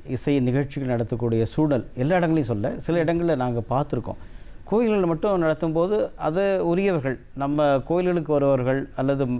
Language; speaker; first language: Tamil; native; Tamil